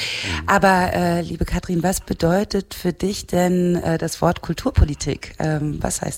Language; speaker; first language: German; native; German